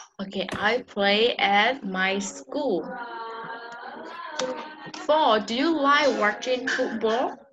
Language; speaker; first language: English; non-native, learner; Vietnamese